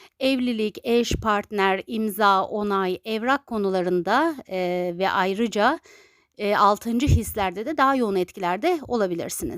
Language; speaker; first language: Turkish; native; Turkish